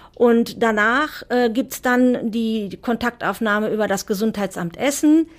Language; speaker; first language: German; native; German